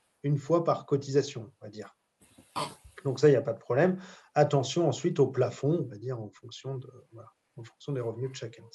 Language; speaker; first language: French; native; French